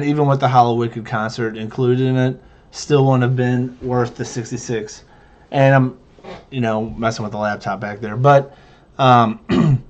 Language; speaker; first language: English; native; English